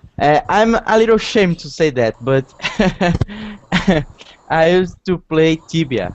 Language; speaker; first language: English; non-native, learner; Portuguese